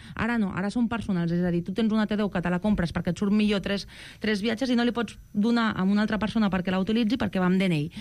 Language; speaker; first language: Catalan; non-native, local second language; Spanish